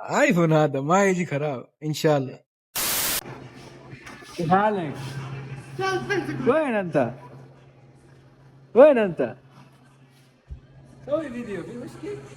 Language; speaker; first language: Arabic; non-native, learner; Bangla